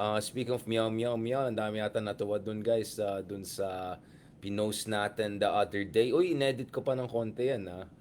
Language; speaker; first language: Filipino; native; Filipino